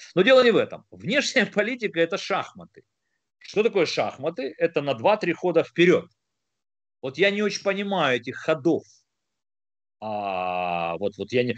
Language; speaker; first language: Russian; native; Russian